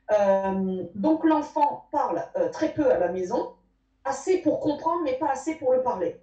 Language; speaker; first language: French; native; French